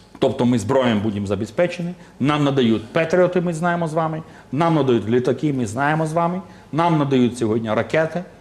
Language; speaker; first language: Ukrainian; non-native, local second language; Russian